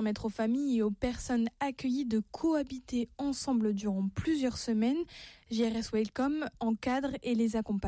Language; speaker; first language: French; native; French